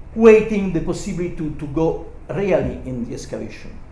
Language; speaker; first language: English; non-native, learner; Italian